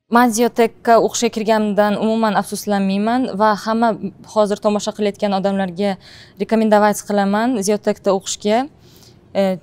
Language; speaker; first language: Uzbek; native; Uzbek